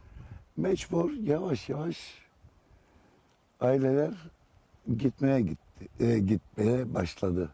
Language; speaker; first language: Turkish; non-native, local second language; Greek